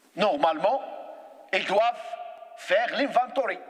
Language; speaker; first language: French; non-native, local second language; Arabic